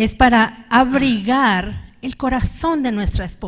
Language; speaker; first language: Spanish; native; Spanish